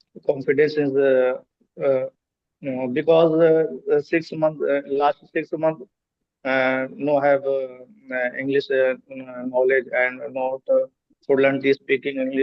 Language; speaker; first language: English; non-native, local second language; Hindi